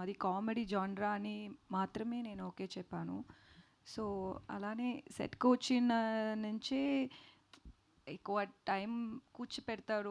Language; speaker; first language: Telugu; non-native, learner; Tamil